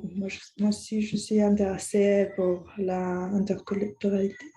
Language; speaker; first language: French; non-native, fluent; Spanish